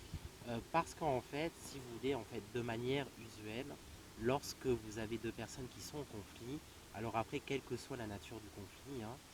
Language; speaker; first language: French; native; French